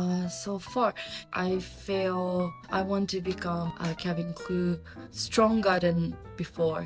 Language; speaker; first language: English; non-native, learner; Japanese